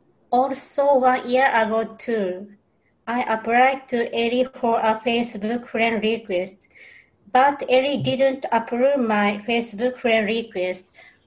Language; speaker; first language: English; non-native, learner; Japanese